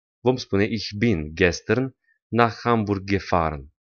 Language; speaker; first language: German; non-native, fluent; Romanian